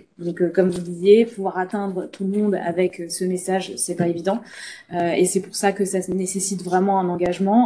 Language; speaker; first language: French; native; French